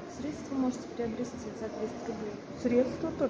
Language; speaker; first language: Russian; native; Russian